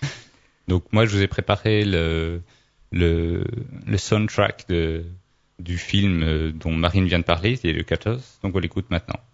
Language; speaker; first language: French; native; French